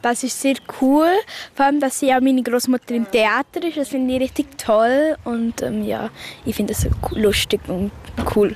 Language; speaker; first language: German; non-native, local second language; Romansh